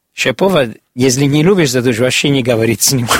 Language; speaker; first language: Russian; non-native, learner; Italian